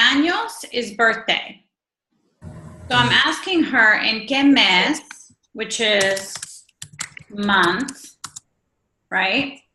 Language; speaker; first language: Spanish; non-native, fluent; English